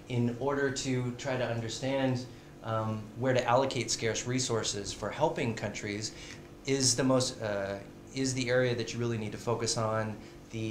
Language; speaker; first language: English; native; English